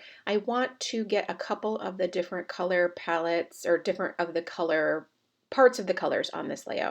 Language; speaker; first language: English; native; English